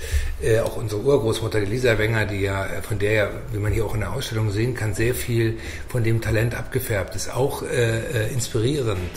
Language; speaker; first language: German; native; German